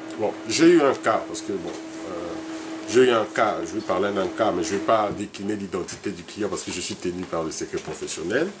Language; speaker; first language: French; non-native, local second language; Lingala